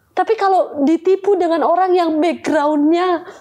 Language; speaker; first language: Indonesian; native; Indonesian